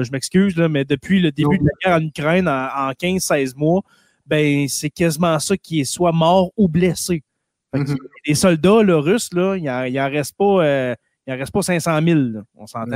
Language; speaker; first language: French; native; French